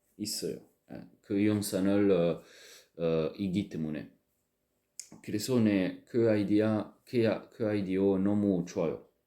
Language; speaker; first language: Korean; non-native, learner; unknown